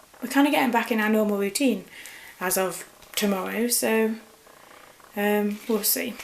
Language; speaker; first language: English; native; English